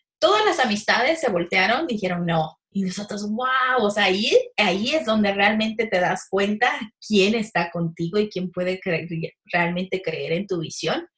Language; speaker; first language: Spanish; early bilingual, heritage; Spanish